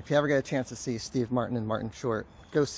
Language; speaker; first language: English; native; English